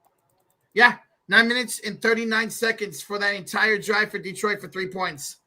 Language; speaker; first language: English; native; English